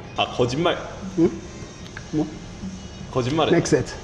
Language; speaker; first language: Korean; native; Korean